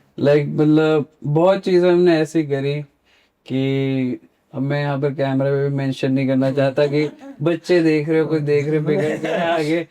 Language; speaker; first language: Hindi; native; Hindi